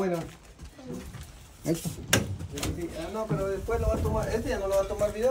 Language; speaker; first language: Spanish; native; Spanish